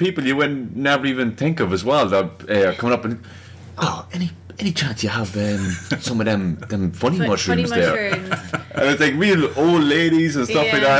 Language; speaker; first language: English; native; English